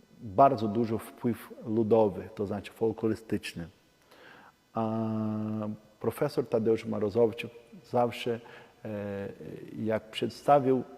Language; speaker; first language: Polish; non-native, learner; Portuguese